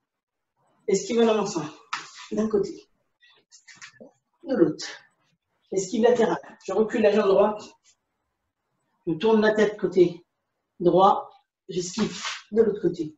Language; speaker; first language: French; native; French